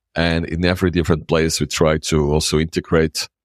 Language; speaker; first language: English; non-native, fluent; Portuguese